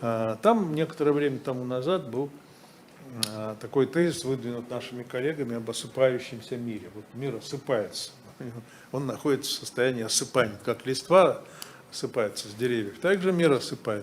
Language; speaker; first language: Russian; native; Russian